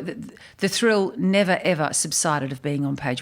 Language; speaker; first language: English; native; English